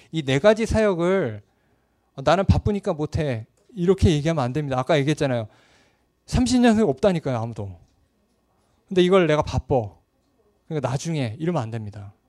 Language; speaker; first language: Korean; native; Korean